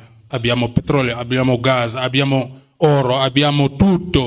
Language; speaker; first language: Italian; non-native, fluent; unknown